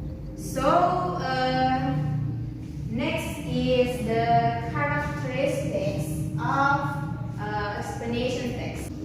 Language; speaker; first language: English; non-native, fluent; Indonesian